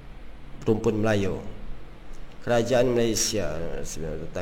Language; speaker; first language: Malay; native; Malay